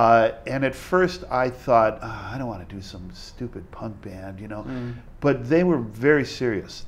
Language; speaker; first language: English; native; English